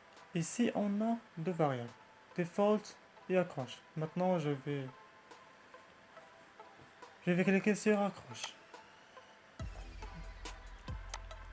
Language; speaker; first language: French; non-native, learner; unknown